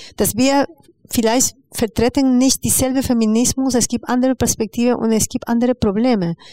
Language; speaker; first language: German; non-native, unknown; Spanish